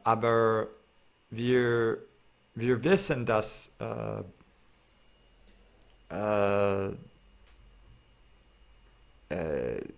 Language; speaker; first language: German; non-native, learner; English